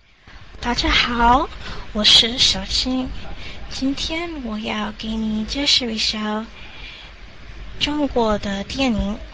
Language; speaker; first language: Chinese; non-native, learner; English